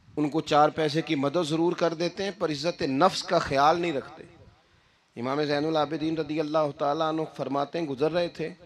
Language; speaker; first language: Urdu; non-native, local second language; Punjabi